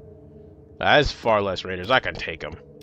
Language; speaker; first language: English; native; English